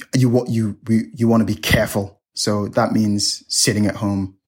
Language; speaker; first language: English; native; English